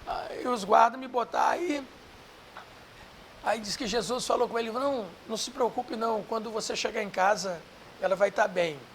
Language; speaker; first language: Portuguese; native; Portuguese